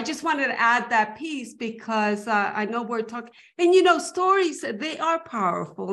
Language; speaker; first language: English; early bilingual, other home language; Spanish